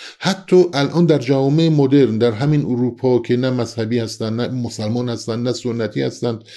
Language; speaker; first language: Persian; non-native, local second language; Central Kurdish